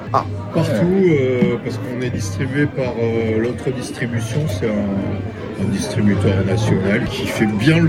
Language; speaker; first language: French; native; French